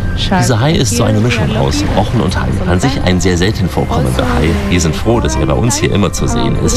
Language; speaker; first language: German; native; German